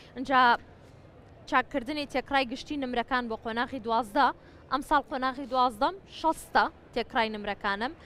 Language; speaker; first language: Central Kurdish; native; Central Kurdish